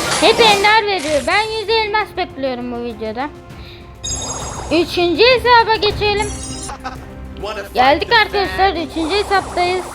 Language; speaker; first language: Turkish; native; Turkish